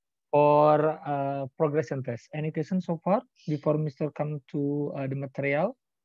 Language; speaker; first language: English; non-native, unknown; Indonesian